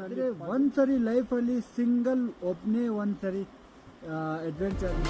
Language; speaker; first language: Kannada; non-native, fluent; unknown